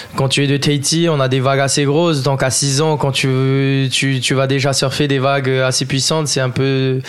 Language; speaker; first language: French; native; French